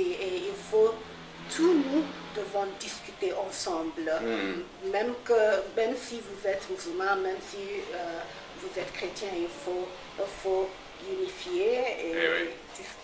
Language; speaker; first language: French; non-native, fluent; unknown